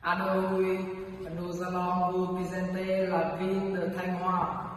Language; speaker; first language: French; non-native, learner; Vietnamese